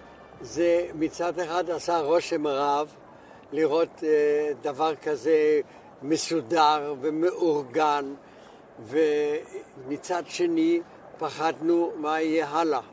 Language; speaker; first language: Hebrew; non-native, fluent; German